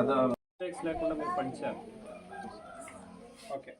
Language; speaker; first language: Telugu; native; Telugu